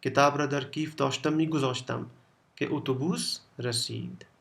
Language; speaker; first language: Persian; non-native, fluent; Urdu